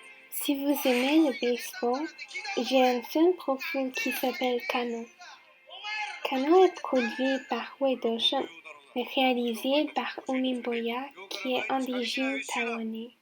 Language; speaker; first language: French; non-native, fluent; Chinese